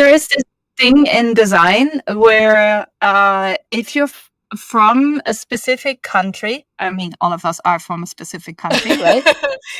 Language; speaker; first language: English; non-native, fluent; German